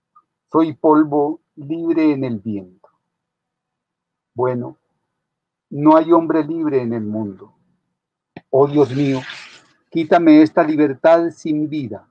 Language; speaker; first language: Spanish; native; Spanish